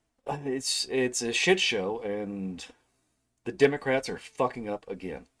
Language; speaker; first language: English; native; English